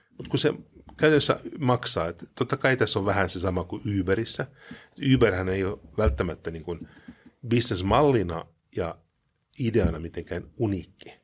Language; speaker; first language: Finnish; early bilingual, heritage; Finnish